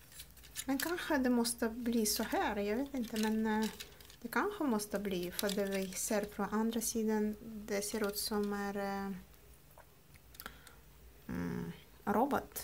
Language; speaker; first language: Swedish; non-native, learner; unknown